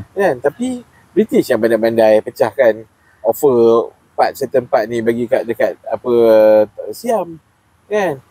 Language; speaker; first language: Malay; native; Malay